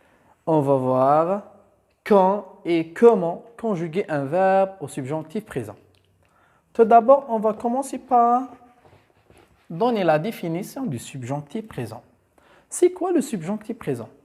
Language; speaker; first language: French; non-native, local second language; Arabic